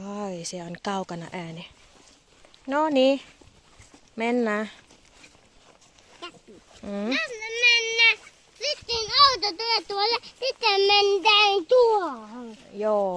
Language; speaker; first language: Finnish; non-native, learner; Thai